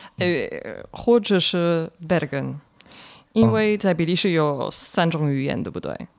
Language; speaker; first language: Chinese; non-native, fluent; French